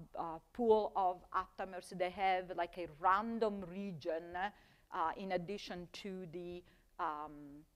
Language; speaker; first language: English; non-native, fluent; Italian